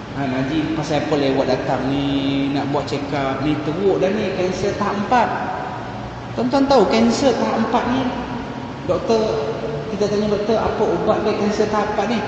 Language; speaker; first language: Malay; native; Malay